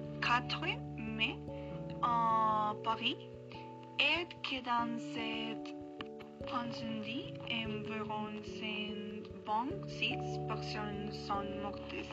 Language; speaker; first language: French; non-native, learner; Spanish